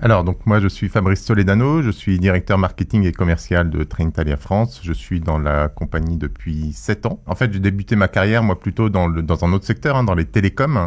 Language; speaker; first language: French; native; French